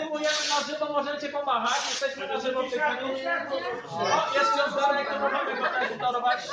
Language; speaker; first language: Polish; native; Polish